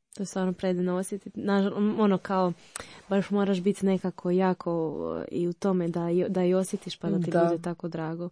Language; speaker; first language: Croatian; native; Croatian